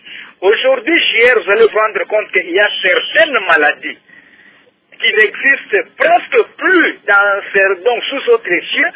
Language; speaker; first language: French; non-native, local second language; Luba-Lulua